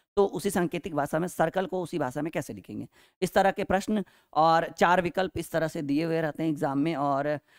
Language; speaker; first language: Hindi; native; Hindi